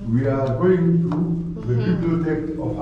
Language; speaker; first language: English; non-native, learner; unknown